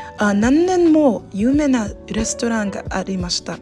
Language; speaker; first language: Japanese; non-native, learner; English